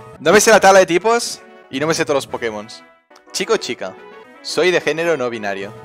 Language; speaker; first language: Spanish; native; Spanish